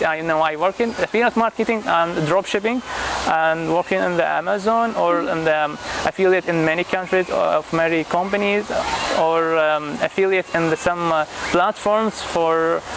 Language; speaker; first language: English; non-native, fluent; Arabic